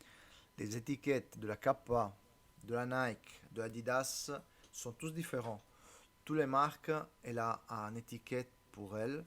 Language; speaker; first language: French; non-native, learner; Italian